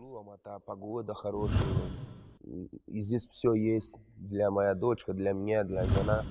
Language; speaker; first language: Russian; non-native, learner; Portuguese